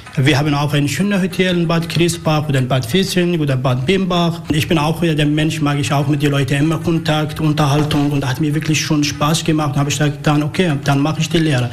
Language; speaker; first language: German; non-native, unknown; Arabic